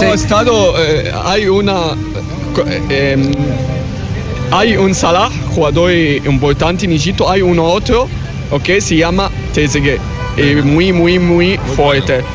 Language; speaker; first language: Spanish; non-native, learner; Arabic